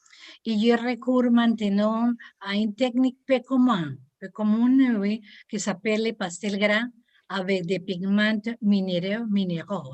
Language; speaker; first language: French; non-native, learner; Spanish